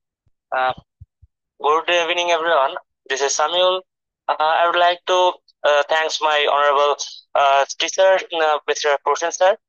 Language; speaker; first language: English; non-native, learner; Bangla